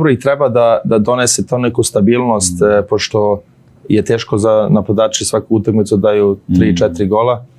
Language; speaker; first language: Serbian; early bilingual, heritage; Serbian